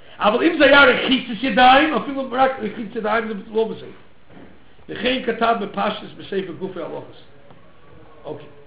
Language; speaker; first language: Hebrew; non-native, fluent; English